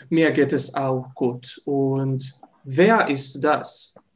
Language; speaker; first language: German; non-native, fluent; Serbian